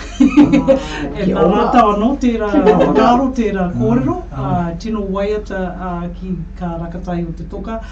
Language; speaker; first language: Māori; non-native, local second language; English